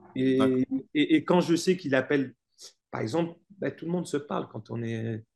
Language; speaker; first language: French; native; French